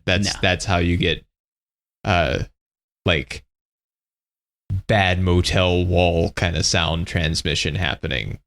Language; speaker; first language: English; native; English